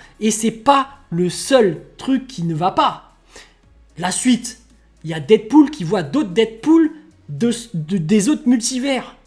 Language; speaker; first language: French; native; French